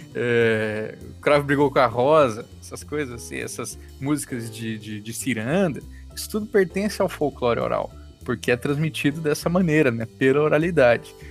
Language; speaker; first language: Portuguese; native; Portuguese